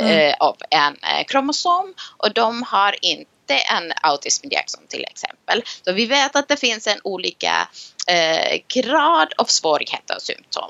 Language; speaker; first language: Swedish; non-native, local second language; Finnish